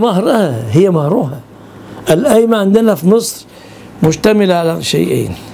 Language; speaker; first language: Arabic; native; Arabic